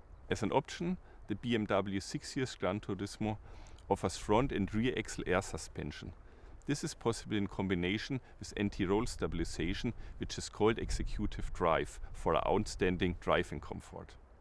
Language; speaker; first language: English; non-native, fluent; German